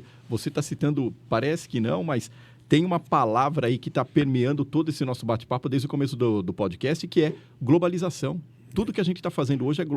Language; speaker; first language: Portuguese; native; Portuguese